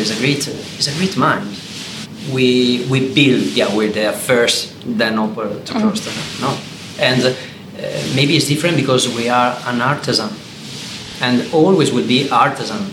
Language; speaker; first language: English; non-native, learner; Italian